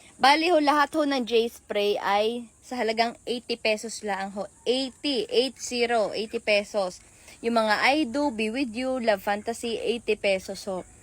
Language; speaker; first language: Filipino; native; Filipino